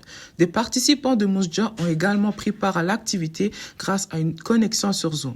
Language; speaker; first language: French; native; French